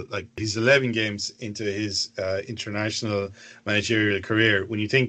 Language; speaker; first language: English; native; English